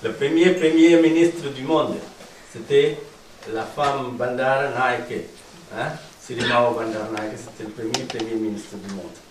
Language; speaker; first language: French; non-native, fluent; Sinhala